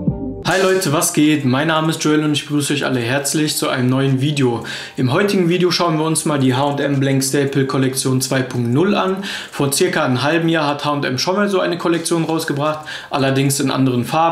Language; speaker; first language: German; native; German